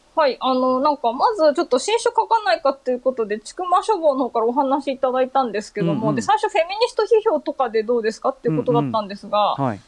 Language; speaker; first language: Japanese; native; Japanese